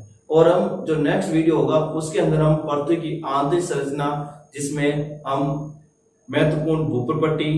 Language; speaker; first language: Hindi; native; Hindi